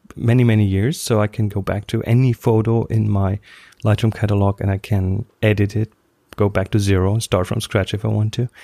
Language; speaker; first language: English; non-native, fluent; German